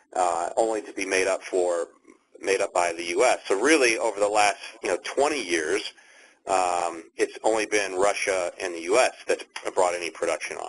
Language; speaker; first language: English; native; English